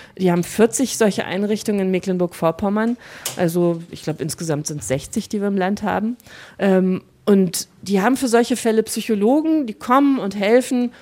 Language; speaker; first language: German; native; German